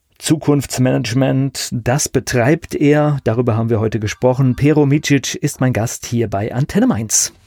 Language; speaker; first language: German; native; German